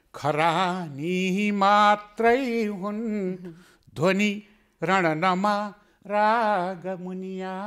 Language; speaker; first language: Nepali; native; Nepali